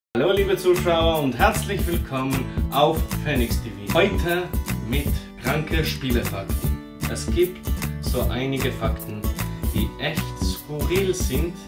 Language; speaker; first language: German; early bilingual, other home language; Portuguese